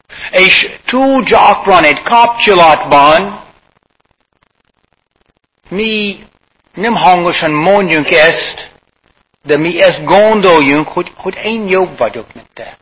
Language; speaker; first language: Hungarian; non-native, fluent; English